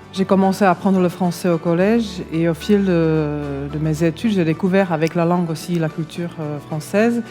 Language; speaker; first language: French; non-native, local second language; Czech